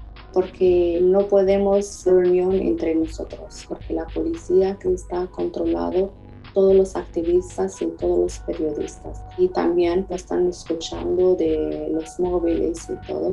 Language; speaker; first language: Spanish; non-native, fluent; Arabic